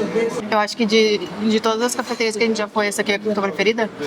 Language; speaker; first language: Portuguese; native; Portuguese